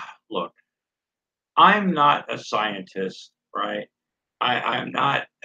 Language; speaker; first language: English; native; English